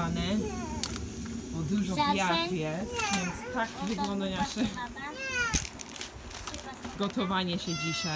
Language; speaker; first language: Polish; non-native, learner; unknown